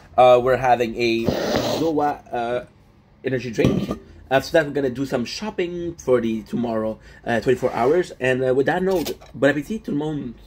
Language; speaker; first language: English; non-native, fluent; French